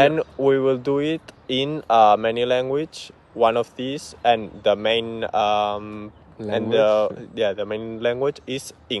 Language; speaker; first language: English; non-native, learner; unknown